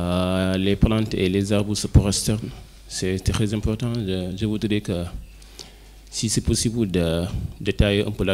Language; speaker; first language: French; non-native, fluent; Arabic